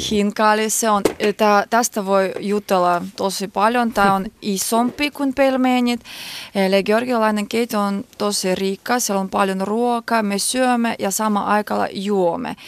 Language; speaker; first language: Finnish; non-native, learner; Georgian